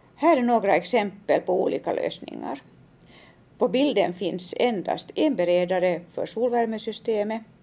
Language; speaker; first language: Swedish; native; Swedish